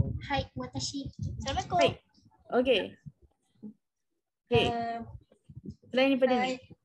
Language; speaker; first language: Japanese; non-native, learner; Malay